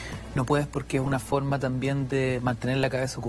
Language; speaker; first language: Spanish; native; Spanish